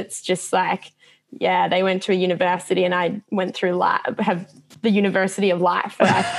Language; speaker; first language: English; native; English